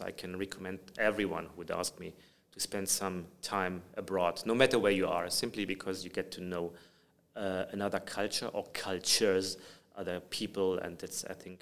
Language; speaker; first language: English; non-native, fluent; German